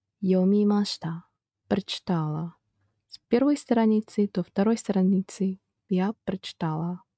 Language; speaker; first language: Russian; non-native, fluent; Japanese